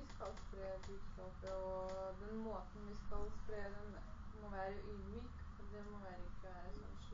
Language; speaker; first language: Norwegian; early bilingual, other home language; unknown